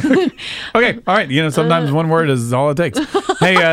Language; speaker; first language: English; native; English